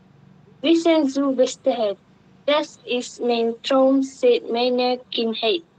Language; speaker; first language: German; non-native, learner; Malay